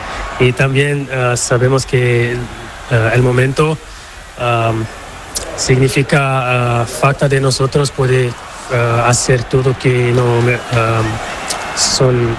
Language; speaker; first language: Spanish; non-native, learner; Portuguese